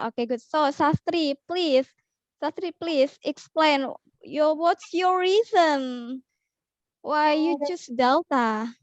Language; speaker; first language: English; non-native, learner; Indonesian